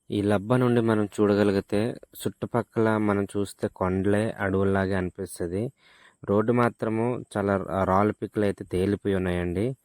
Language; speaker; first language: Telugu; native; Telugu